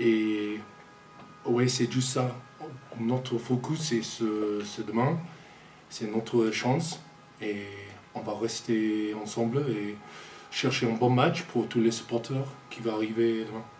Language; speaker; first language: French; non-native, fluent; English